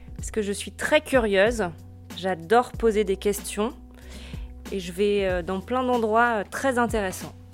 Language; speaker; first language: French; native; French